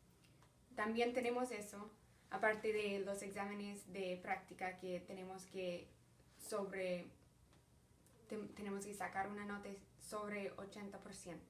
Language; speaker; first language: Spanish; early bilingual, heritage; Spanish